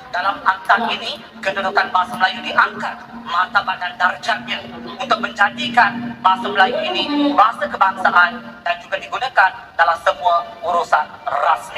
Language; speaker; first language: Malay; native; Malay